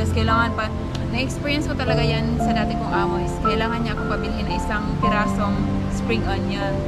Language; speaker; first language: Filipino; non-native, local second language; Cebuano